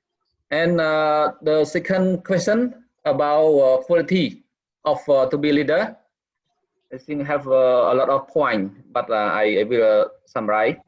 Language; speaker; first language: English; non-native, learner; Khmer